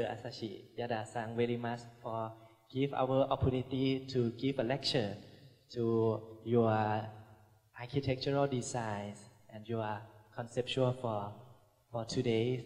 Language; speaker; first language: English; non-native, learner; Thai